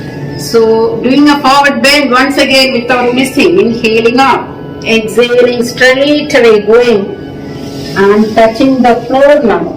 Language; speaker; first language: English; non-native, local second language; Tamil